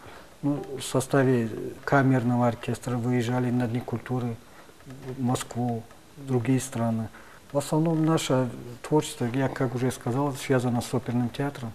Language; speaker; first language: Russian; non-native, local second language; Tajik